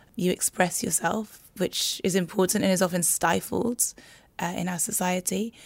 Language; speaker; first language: English; native; English